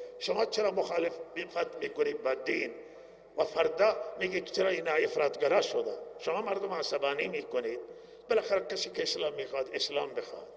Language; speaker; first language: Persian; non-native, local second language; Baluchi